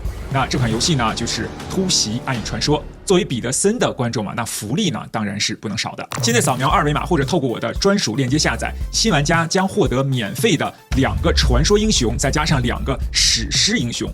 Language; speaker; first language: Chinese; native; Chinese